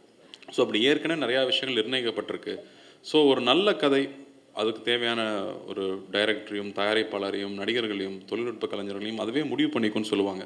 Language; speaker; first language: Tamil; native; Tamil